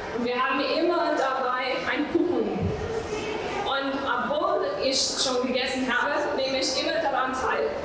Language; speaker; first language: German; non-native, fluent; English